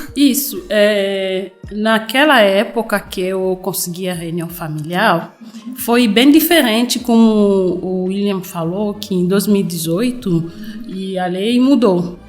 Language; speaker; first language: Portuguese; non-native, fluent; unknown